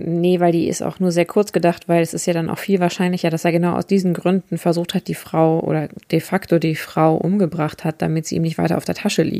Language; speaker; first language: German; native; German